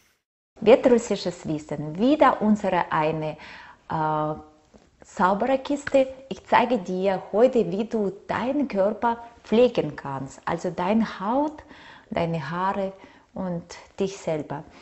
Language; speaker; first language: German; non-native, fluent; Russian